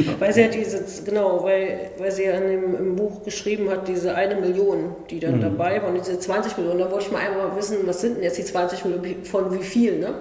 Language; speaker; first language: German; native; German